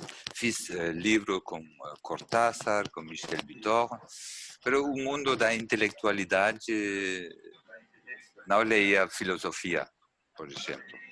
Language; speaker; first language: Portuguese; non-native, learner; German